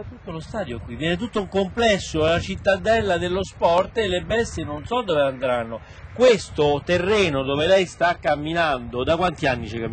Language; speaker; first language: Italian; native; Italian